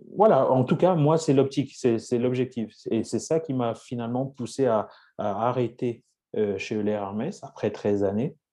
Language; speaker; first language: French; native; French